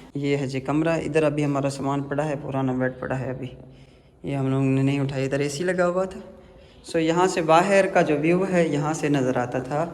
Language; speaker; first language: Urdu; non-native, local second language; Punjabi